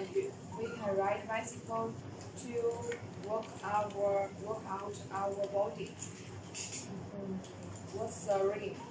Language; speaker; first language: English; non-native, learner; Chinese